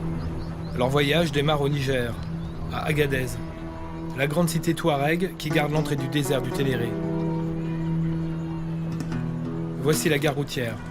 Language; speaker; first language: French; native; French